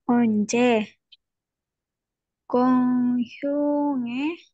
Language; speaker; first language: Korean; non-native, learner; Indonesian